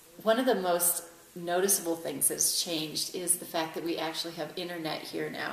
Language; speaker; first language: English; native; English